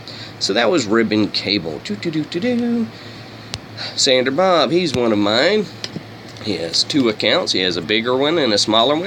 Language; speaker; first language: English; native; English